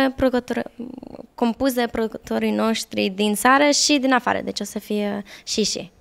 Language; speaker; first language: Romanian; early bilingual, heritage; Romanian